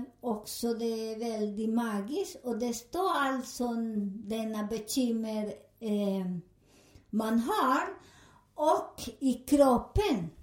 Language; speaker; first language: Swedish; non-native, learner; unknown